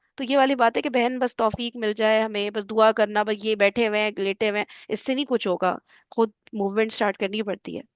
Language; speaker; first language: Urdu; native; Urdu